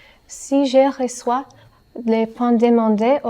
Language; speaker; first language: French; non-native, learner; English